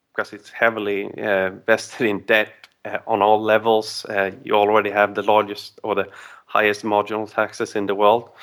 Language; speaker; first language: English; non-native, fluent; Swedish